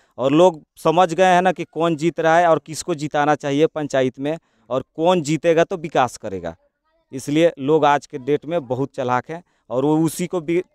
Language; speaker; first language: Hindi; native; Hindi